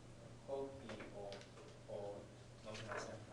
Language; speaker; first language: Japanese; non-native, learner; English